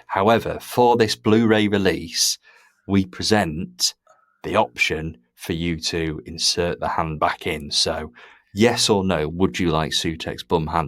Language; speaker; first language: English; native; English